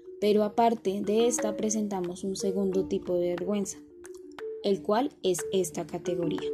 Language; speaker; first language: Spanish; native; Spanish